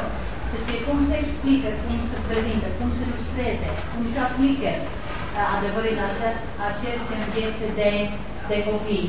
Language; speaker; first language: Romanian; non-native, local second language; Hungarian